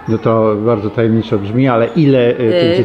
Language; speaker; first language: Polish; native; Polish